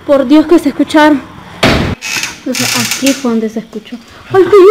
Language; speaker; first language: Spanish; native; Spanish